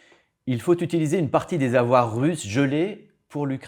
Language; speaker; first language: French; native; French